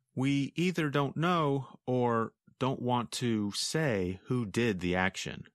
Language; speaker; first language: English; native; English